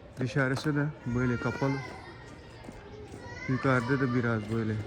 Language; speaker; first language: Turkish; non-native, learner; Urdu